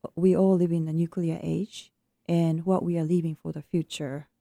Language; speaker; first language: English; non-native, fluent; Japanese